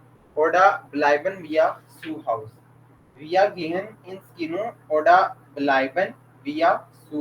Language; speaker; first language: German; non-native, fluent; Urdu